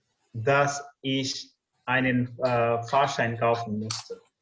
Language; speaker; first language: German; non-native, learner; English